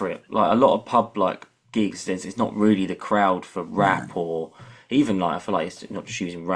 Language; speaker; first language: English; native; English